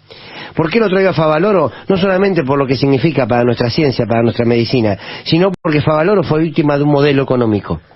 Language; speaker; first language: Spanish; native; Spanish